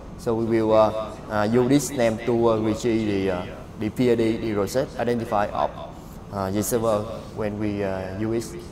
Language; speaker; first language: English; non-native, learner; Vietnamese